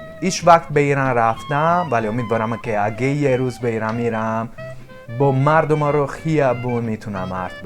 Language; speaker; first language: Persian; non-native, learner; Italian